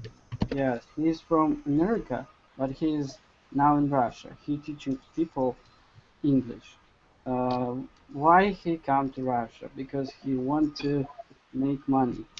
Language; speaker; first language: English; non-native, learner; Russian